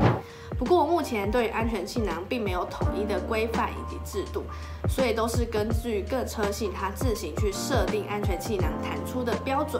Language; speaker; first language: Chinese; native; Chinese